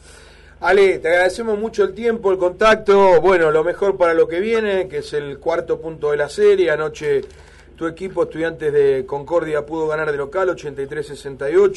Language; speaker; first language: Spanish; native; Spanish